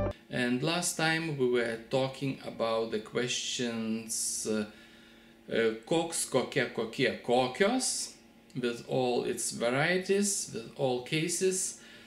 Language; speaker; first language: English; non-native, fluent; Lithuanian